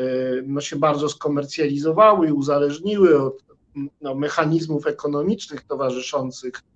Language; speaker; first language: Polish; native; Polish